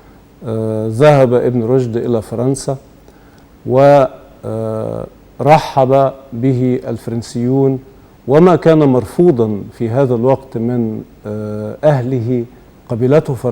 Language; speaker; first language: Egyptian Arabic; native; Egyptian Arabic